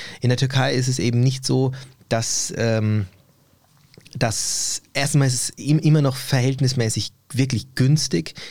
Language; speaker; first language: German; early bilingual, other home language; Turkish